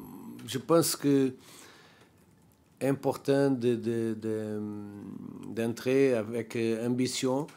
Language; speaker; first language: French; non-native, learner; Portuguese